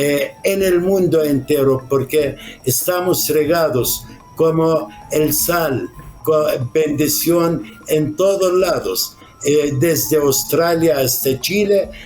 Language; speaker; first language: Spanish; non-native, fluent; Arabic